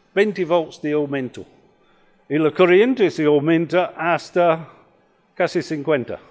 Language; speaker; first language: Spanish; non-native, fluent; English